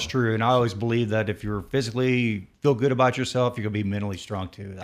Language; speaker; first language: English; native; English